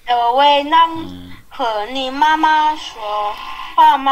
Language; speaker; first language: Chinese; non-native, learner; English